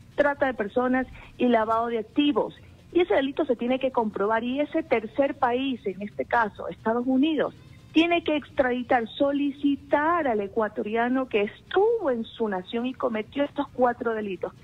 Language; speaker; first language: Spanish; native; Spanish